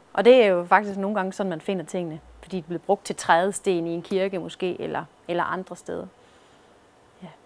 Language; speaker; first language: Danish; native; Danish